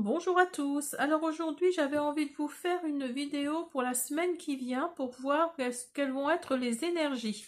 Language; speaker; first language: French; native; French